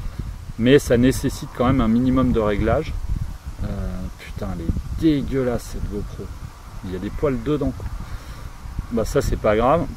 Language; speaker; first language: French; native; French